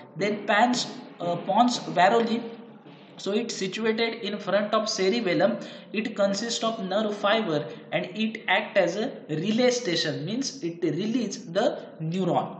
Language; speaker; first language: English; non-native, local second language; Marathi